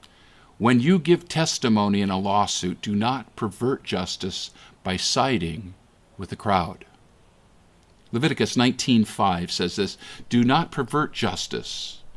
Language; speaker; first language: English; native; English